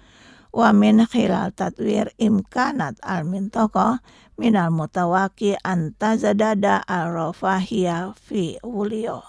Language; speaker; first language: Arabic; non-native, fluent; Indonesian